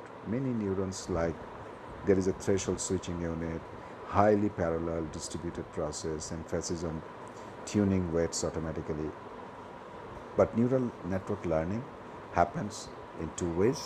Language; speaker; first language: English; non-native, local second language; Bangla